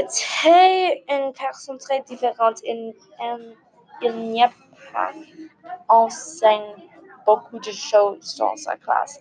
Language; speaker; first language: French; non-native, learner; English